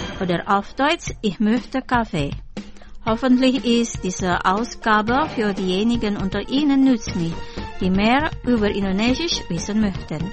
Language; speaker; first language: German; non-native, fluent; Indonesian